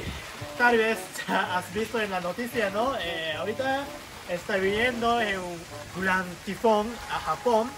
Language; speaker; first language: Spanish; non-native, learner; Japanese